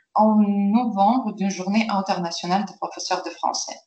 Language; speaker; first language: French; non-native, fluent; Ukrainian